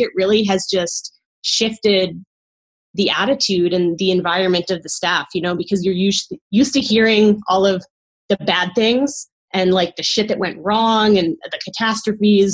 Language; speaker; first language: English; native; English